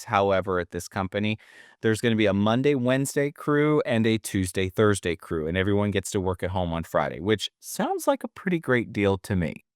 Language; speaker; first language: English; native; English